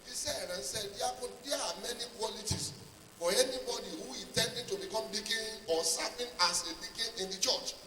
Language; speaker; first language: English; non-native, local second language; Yoruba